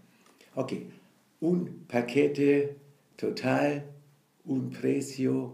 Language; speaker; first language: Spanish; non-native, learner; German